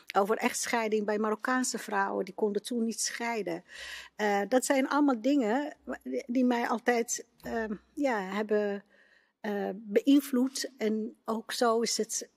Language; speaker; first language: Dutch; non-native, fluent; Arabic